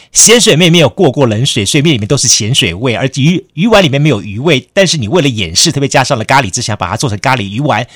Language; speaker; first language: Chinese; native; Chinese